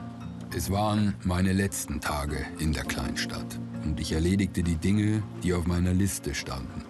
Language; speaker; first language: German; native; German